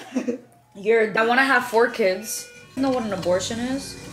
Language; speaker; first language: English; early bilingual, other home language; Spanish